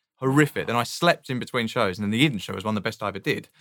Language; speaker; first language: English; native; English